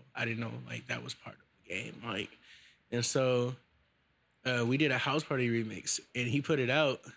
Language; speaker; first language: English; native; English